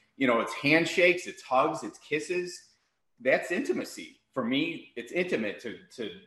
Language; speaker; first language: English; native; English